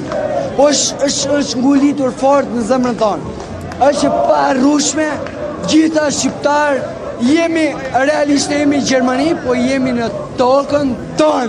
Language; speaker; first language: Albanian; early bilingual, heritage; Albanian